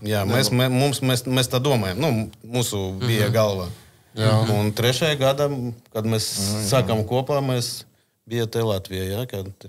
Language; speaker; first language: Latvian; non-native, learner; Russian